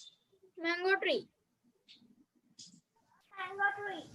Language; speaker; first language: English; non-native, learner; Sinhala